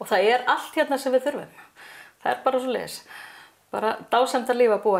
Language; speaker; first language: Icelandic; native; Icelandic